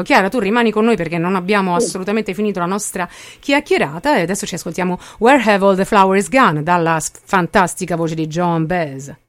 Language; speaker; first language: Italian; native; Italian